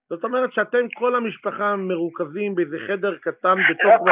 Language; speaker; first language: Hebrew; native; Hebrew